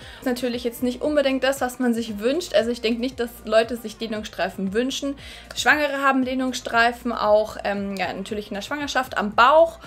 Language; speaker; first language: German; native; German